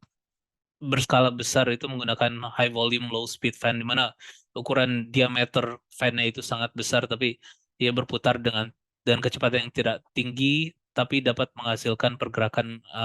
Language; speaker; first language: Indonesian; native; Indonesian